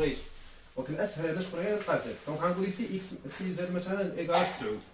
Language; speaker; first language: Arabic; native; Arabic